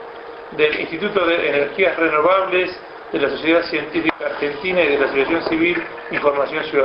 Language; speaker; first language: Spanish; native; Spanish